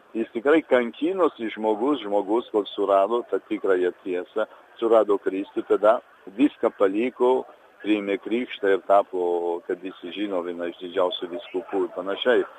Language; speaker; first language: Lithuanian; early bilingual, heritage; Lithuanian